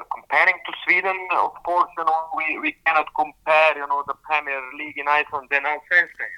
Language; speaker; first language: English; non-native, fluent; Serbian